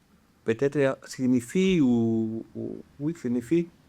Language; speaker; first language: French; non-native, fluent; Spanish